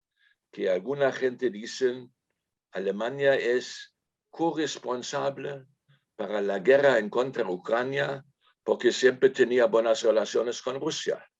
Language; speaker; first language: Spanish; non-native, fluent; German